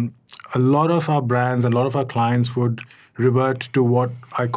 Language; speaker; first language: English; non-native, local second language; Hindi